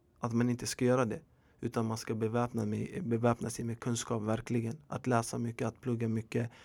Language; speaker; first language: Swedish; early bilingual, other home language; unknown